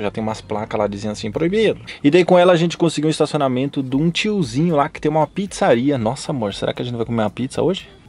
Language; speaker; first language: Portuguese; native; Portuguese